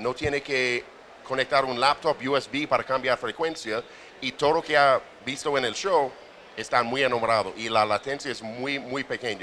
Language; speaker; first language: Spanish; non-native, fluent; English